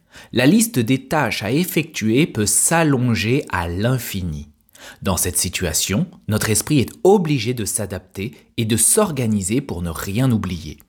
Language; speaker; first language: French; native; French